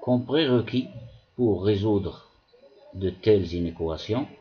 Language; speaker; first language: French; non-native, local second language; Arabic